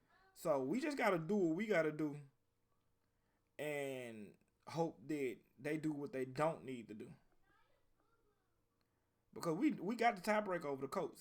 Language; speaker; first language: English; native; English